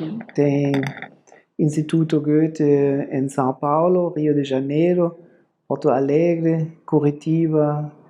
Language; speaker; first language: Portuguese; non-native, fluent; German